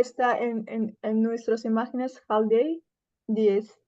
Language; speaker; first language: Spanish; non-native, fluent; Russian